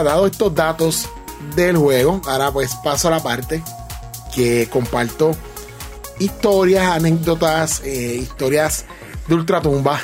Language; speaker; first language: Spanish; native; Spanish